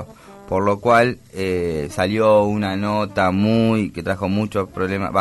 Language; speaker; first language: Spanish; native; Spanish